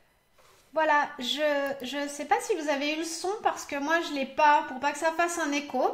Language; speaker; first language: French; native; French